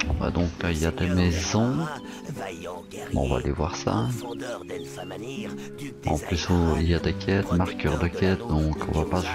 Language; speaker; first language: French; native; French